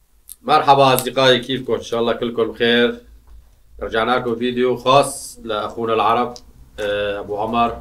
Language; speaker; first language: Arabic; non-native, local second language; Kurdish